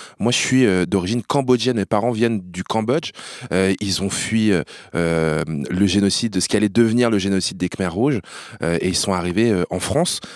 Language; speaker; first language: French; native; French